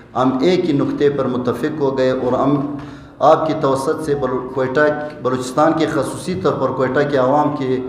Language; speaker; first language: Urdu; non-native, local second language; Pashto